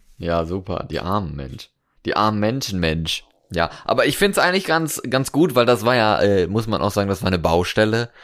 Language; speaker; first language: German; native; German